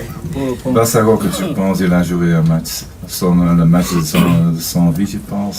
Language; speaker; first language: French; non-native, fluent; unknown